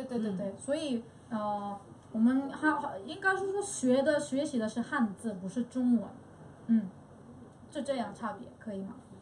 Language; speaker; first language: Chinese; non-native, fluent; Korean